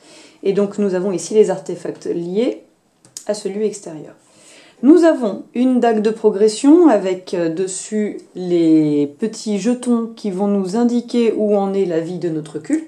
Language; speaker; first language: French; native; French